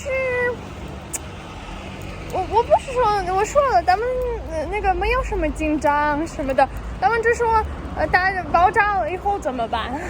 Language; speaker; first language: Chinese; non-native, fluent; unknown